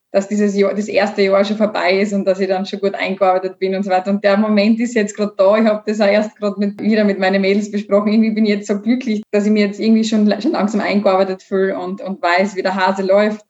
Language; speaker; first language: German; native; German